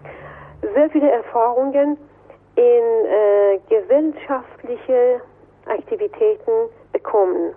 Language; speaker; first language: German; non-native, fluent; Persian